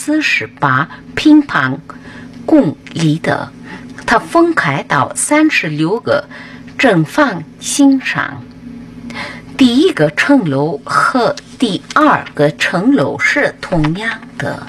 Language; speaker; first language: Chinese; non-native, fluent; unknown